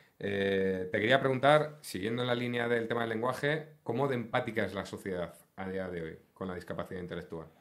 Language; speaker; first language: Spanish; native; Spanish